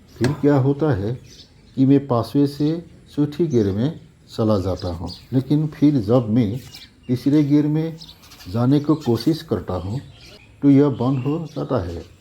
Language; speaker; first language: Hindi; non-native, local second language; Assamese